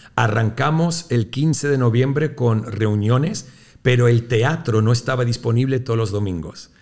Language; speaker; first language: Spanish; early bilingual, heritage; Spanish